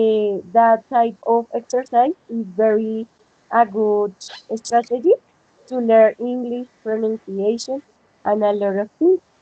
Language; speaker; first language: English; non-native, learner; Spanish